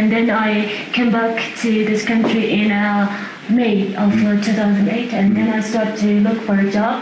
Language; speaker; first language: English; non-native, fluent; Tibetan